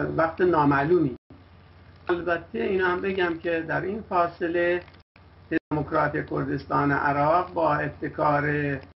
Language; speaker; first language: Persian; non-native, local second language; Kurdish